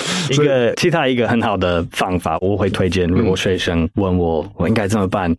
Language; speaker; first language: Chinese; non-native, fluent; English